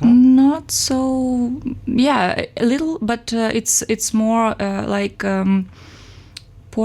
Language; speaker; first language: English; non-native, fluent; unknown